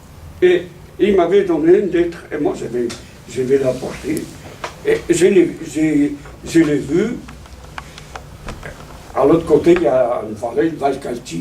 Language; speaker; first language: French; non-native, fluent; Italian